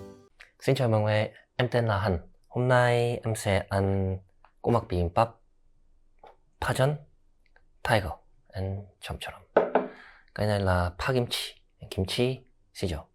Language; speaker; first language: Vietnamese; non-native, learner; Korean